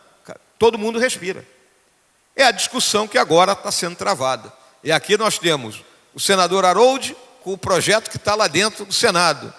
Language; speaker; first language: Portuguese; native; Portuguese